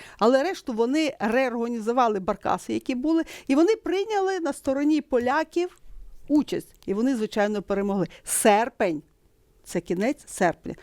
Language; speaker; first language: Ukrainian; native; Ukrainian